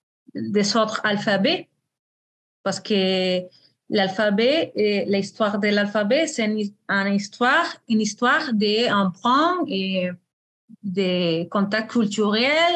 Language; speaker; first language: French; non-native, fluent; Spanish